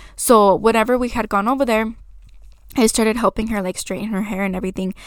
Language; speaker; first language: English; early bilingual, other home language; Spanish